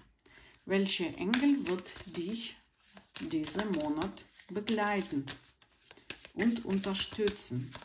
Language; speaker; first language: German; non-native, fluent; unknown